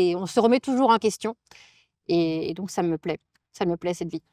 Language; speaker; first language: French; native; French